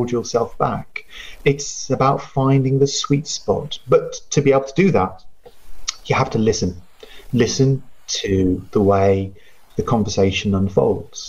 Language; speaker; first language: English; non-native, local second language; Punjabi